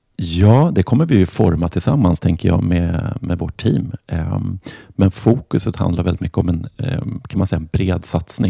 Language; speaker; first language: Swedish; native; Swedish